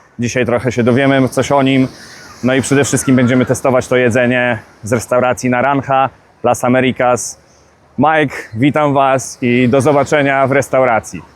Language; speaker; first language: Polish; native; Polish